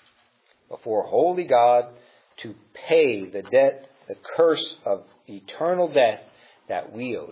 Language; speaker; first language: English; native; English